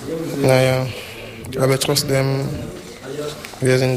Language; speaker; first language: German; non-native, learner; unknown